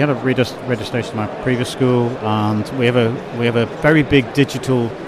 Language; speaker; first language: English; native; English